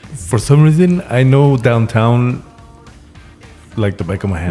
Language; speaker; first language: English; early bilingual, other home language; Spanish